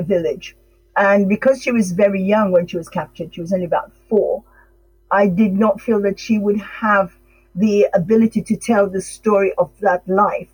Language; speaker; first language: English; non-native, local second language; Krio